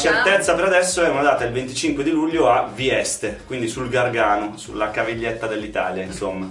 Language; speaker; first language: Italian; native; Italian